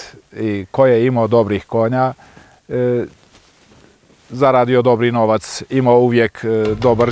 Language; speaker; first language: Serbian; early bilingual, heritage; Turkish